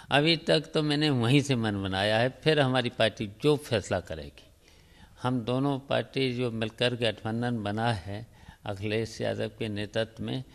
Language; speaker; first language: Hindi; native; Hindi